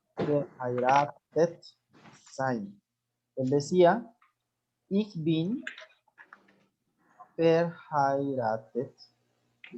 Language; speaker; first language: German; non-native, fluent; Spanish